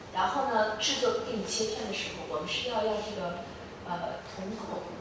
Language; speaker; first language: Chinese; native; Chinese